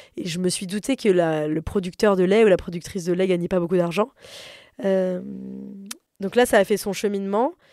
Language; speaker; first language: French; native; French